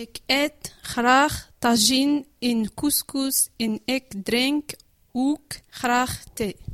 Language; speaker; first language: Dutch; non-native, learner; Arabic